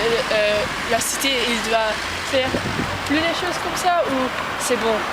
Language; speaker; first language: French; non-native, learner; Dutch